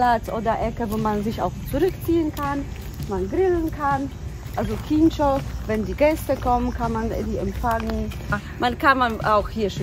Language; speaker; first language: German; non-native, fluent; Polish